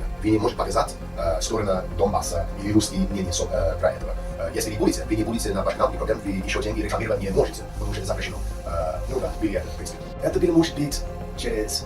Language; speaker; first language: Russian; non-native, learner; English